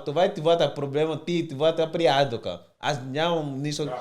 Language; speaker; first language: Bulgarian; non-native, learner; Portuguese